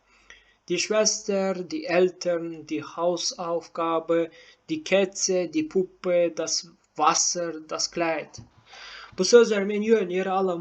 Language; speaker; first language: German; non-native, learner; Turkmen